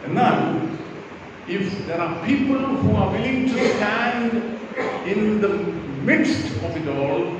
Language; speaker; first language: English; non-native, local second language; Malayalam